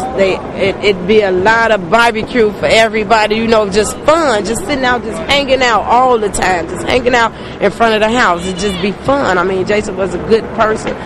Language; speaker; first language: English; native; English